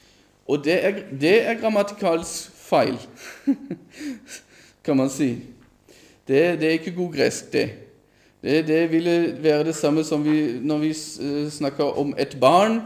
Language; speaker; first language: Norwegian; non-native, fluent; German